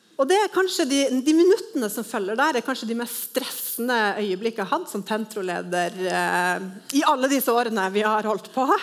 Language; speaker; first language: Norwegian; native; Norwegian